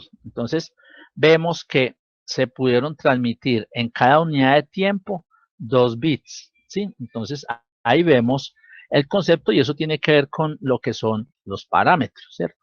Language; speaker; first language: Spanish; native; Spanish